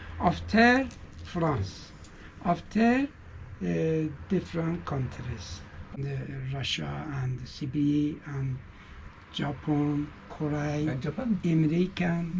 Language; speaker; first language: English; non-native, learner; Azerbaijani